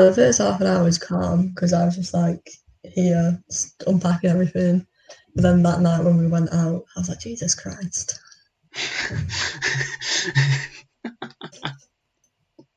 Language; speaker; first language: English; native; English